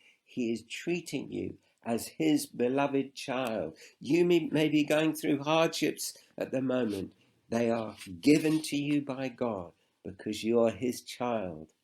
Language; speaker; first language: English; native; English